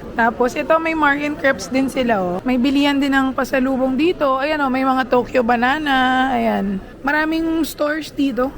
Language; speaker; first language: Filipino; native; Filipino